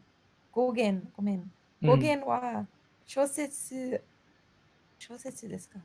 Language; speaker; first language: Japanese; non-native, learner; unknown